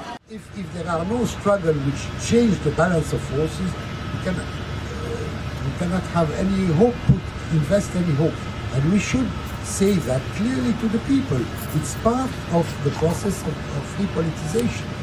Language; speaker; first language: English; non-native, fluent; Arabic